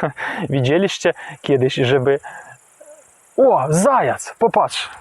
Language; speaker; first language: Polish; non-native, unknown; Ukrainian